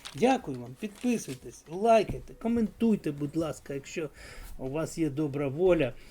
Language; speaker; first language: Ukrainian; non-native, local second language; Russian